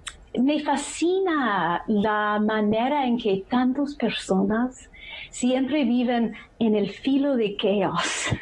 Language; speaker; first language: Spanish; non-native, fluent; English